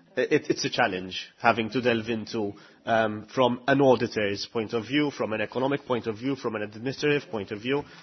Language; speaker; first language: English; non-native, local second language; Maltese